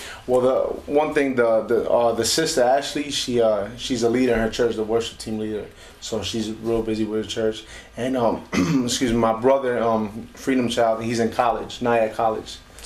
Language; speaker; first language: English; early bilingual, other home language; Spanish